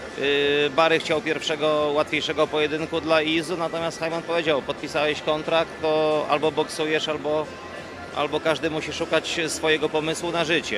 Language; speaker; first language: Polish; native; Polish